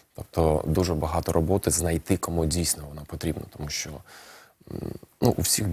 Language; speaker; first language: Ukrainian; non-native, fluent; Russian